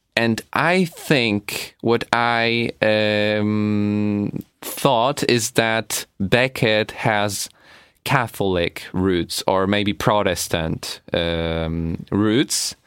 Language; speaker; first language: English; non-native, fluent; Polish